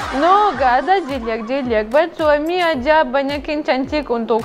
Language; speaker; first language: Indonesian; non-native, learner; Russian